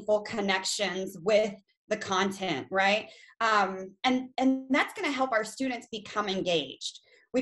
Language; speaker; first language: English; native; English